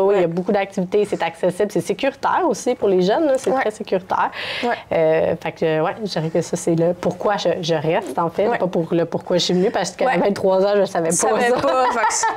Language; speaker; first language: French; native; French